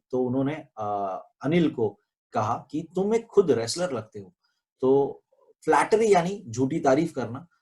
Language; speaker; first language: Hindi; non-native, local second language; Marathi